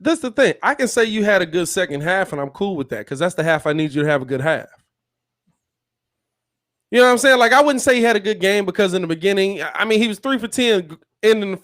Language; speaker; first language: English; native; English